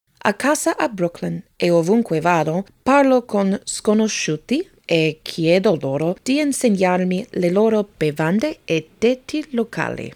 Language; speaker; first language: Italian; non-native, fluent; English